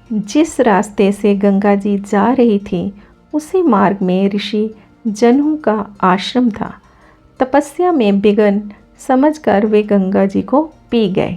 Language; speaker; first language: Hindi; native; Hindi